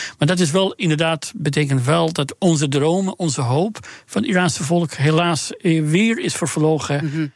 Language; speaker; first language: Dutch; non-native, fluent; Persian